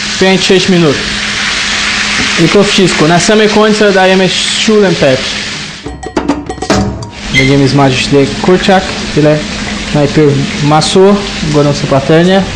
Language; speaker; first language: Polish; non-native, learner; Portuguese